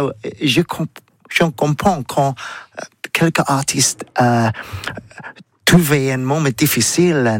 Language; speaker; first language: French; non-native, learner; English